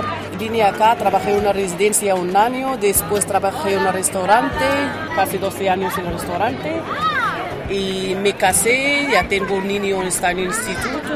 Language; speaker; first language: Spanish; non-native, learner; Arabic